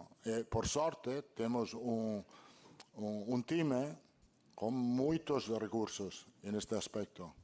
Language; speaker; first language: Portuguese; non-native, learner; Italian